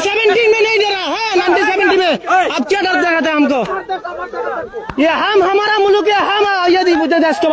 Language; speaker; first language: Hindi; non-native, learner; Bangla